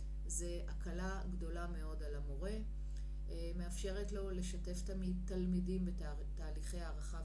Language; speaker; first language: Hebrew; native; Hebrew